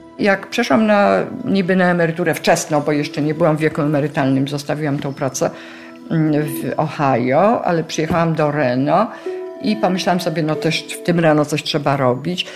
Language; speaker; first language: Polish; native; Polish